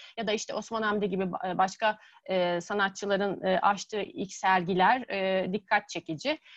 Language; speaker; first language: Turkish; native; Turkish